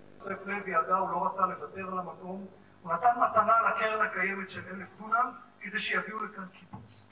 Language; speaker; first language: Hebrew; native; Hebrew